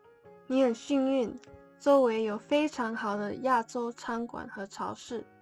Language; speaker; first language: Chinese; non-native, learner; English